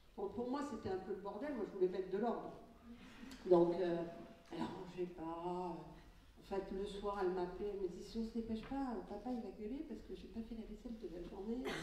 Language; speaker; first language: French; early bilingual, other home language; Catalan